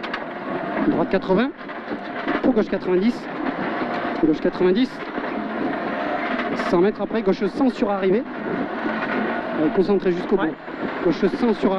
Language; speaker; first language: French; native; French